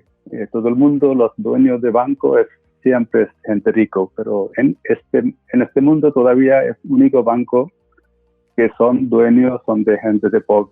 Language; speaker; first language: Spanish; non-native, fluent; Bangla